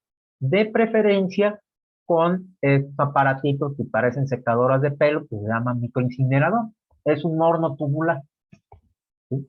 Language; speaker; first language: Spanish; native; Spanish